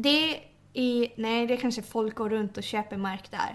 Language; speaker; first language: Swedish; early bilingual, other home language; Thai